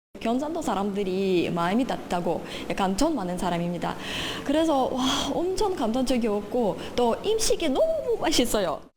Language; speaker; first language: Korean; non-native, fluent; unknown